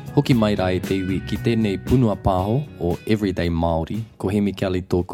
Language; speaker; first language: Māori; non-native, fluent; English